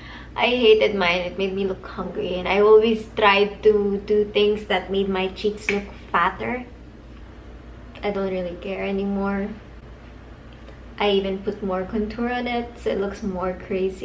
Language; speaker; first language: English; non-native, local second language; Filipino